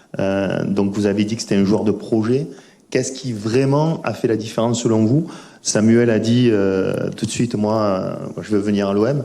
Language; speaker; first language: French; native; French